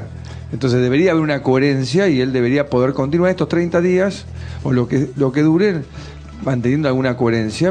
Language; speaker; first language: Spanish; native; Spanish